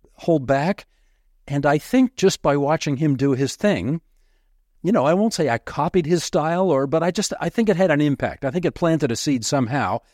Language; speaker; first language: English; native; English